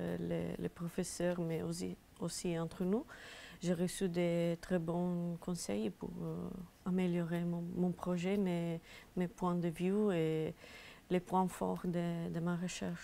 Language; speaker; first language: French; non-native, fluent; Italian